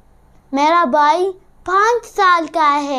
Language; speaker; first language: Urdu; early bilingual, heritage; Urdu